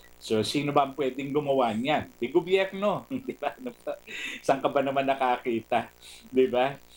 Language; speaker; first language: Filipino; native; Filipino